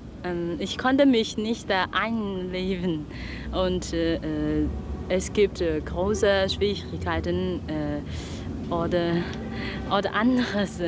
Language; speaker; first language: German; non-native, learner; Chinese